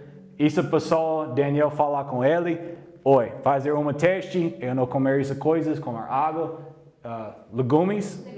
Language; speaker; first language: Portuguese; non-native, learner; English